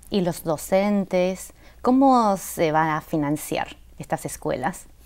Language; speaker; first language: Spanish; non-native, fluent; Chinese